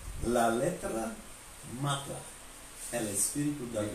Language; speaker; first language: Spanish; non-native, fluent; Bulgarian